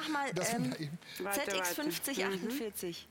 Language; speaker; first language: German; native; German